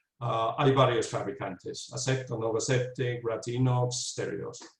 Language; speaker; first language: Spanish; non-native, fluent; English